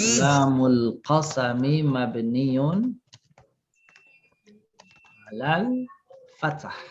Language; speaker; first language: Arabic; non-native, fluent; Indonesian